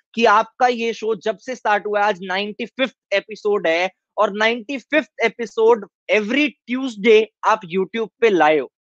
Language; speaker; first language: Hindi; native; Hindi